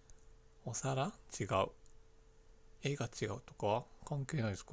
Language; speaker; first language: Japanese; native; Japanese